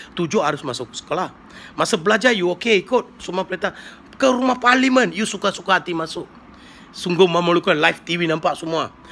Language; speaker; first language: Malay; non-native, local second language; Tamil